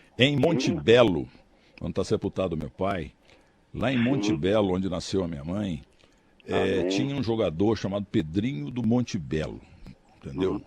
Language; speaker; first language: Portuguese; native; Portuguese